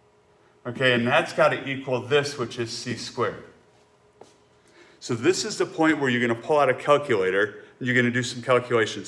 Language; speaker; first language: English; native; English